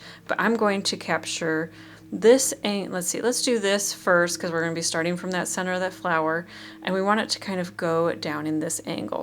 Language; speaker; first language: English; native; English